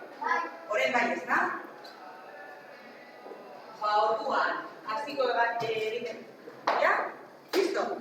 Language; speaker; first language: Basque; non-native, local second language; Spanish